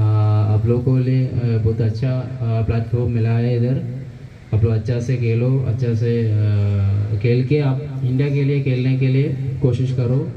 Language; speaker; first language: Hindi; non-native, local second language; Malayalam